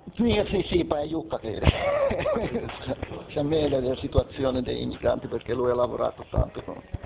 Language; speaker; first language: Italian; non-native, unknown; Finnish